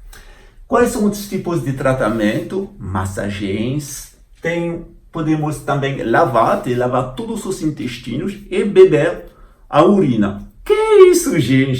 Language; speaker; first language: Portuguese; non-native, fluent; French